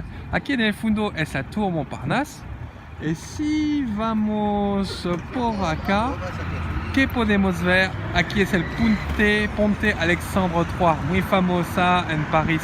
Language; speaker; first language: Spanish; non-native, learner; French